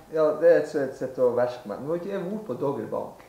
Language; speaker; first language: Norwegian; native; Norwegian